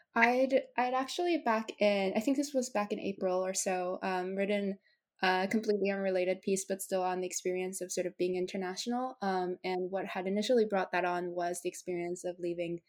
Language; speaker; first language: English; non-native, fluent; Japanese